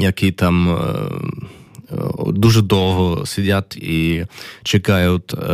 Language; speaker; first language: Ukrainian; non-native, learner; German